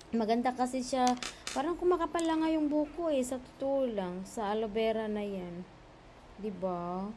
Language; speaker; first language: Filipino; non-native, local second language; Cebuano